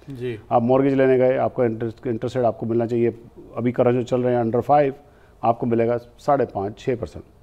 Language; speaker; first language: Hindi; native; Hindi